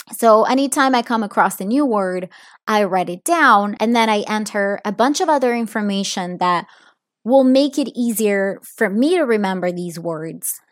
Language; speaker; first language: English; non-native, fluent; Italian